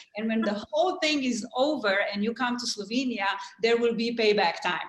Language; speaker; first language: English; non-native, fluent; Slovenian